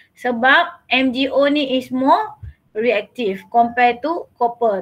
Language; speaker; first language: English; non-native, local second language; Malay